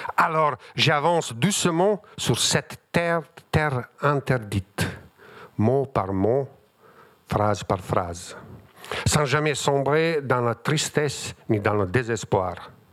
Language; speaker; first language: French; non-native, fluent; Bosnian